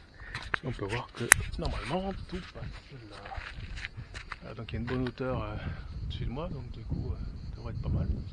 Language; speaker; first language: French; native; French